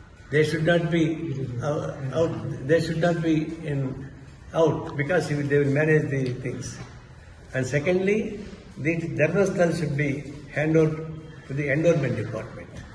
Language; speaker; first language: English; non-native, local second language; Telugu